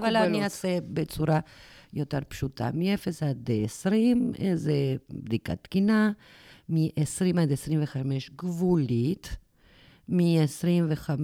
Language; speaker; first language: Hebrew; non-native, fluent; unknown